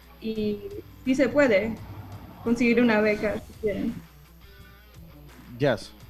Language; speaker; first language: Spanish; early bilingual, heritage; English